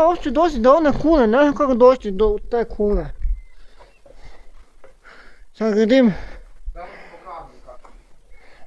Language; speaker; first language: English; non-native, learner; Croatian